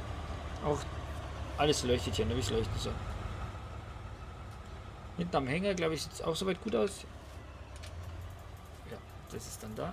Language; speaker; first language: German; native; German